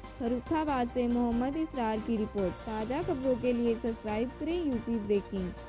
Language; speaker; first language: Hindi; native; Hindi